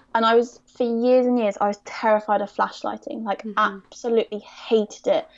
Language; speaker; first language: English; native; English